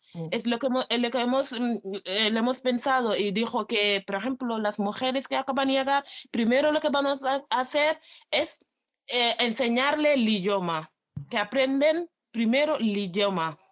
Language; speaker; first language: Spanish; non-native, learner; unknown